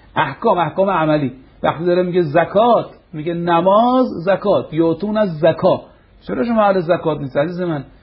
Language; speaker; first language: Persian; native; Persian